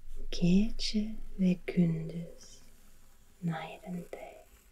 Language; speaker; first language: English; non-native, fluent; German